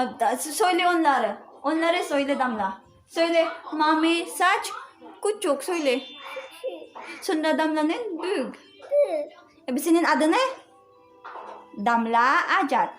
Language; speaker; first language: Turkish; non-native, learner; Filipino